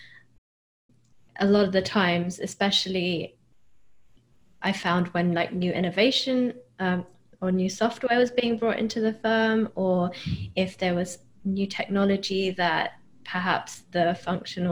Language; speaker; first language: English; native; English